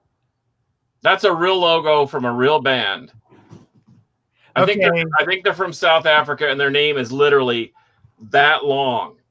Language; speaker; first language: English; native; English